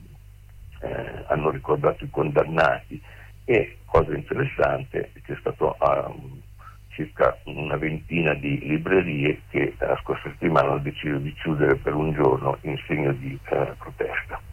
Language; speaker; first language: Italian; native; Italian